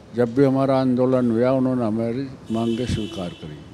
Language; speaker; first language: Hindi; native; Hindi